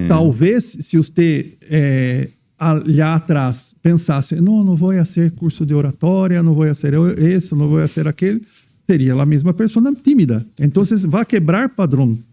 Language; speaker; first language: Spanish; non-native, fluent; Portuguese